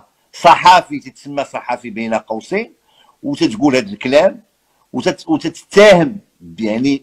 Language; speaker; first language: Arabic; native; Arabic